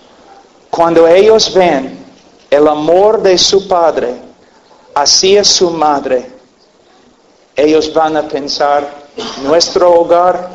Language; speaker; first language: Spanish; non-native, fluent; English